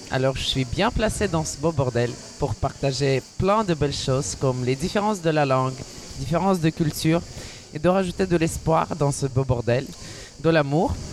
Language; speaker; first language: French; non-native, fluent; Ukrainian